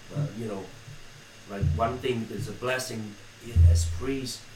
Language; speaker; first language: English; non-native, fluent; Vietnamese